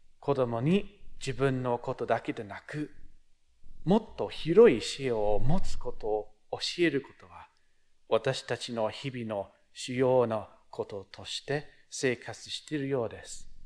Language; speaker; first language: Japanese; non-native, fluent; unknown